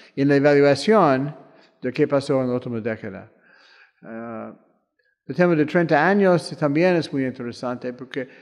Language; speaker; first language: Spanish; non-native, fluent; English